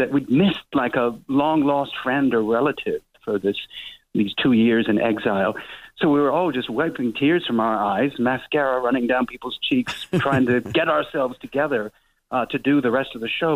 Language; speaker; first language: English; native; English